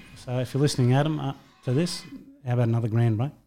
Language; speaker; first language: English; native; English